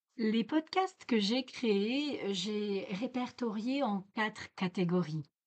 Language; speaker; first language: French; native; French